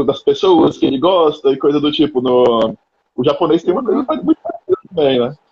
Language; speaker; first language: Portuguese; native; Portuguese